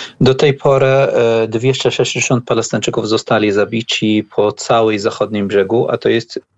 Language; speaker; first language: Polish; non-native, learner; Arabic